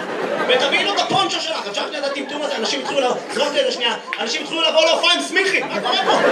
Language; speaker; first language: Hebrew; native; Hebrew